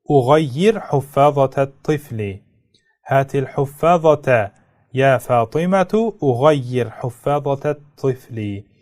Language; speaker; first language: Arabic; non-native, fluent; Uzbek